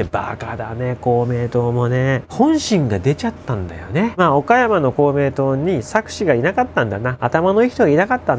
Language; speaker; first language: Japanese; native; Japanese